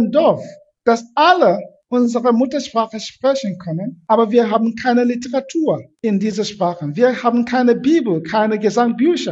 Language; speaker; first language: German; non-native, fluent; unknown